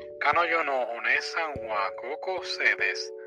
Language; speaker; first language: Japanese; non-native, learner; English